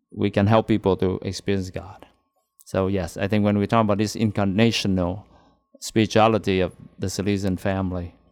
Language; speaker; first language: English; non-native, fluent; Vietnamese